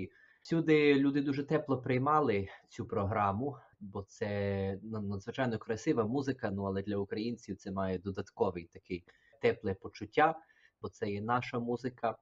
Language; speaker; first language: Ukrainian; early bilingual, heritage; Ukrainian